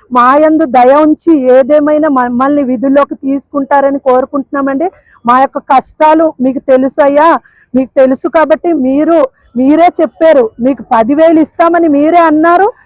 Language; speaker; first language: Telugu; native; Telugu